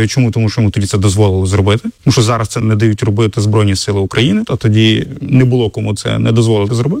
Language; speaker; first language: Ukrainian; native; Ukrainian